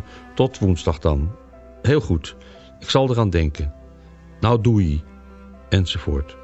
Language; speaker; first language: Dutch; native; Dutch